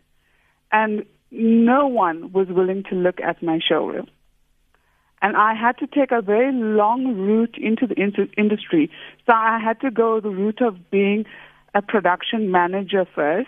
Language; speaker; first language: English; native; English